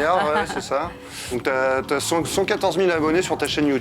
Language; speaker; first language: French; native; French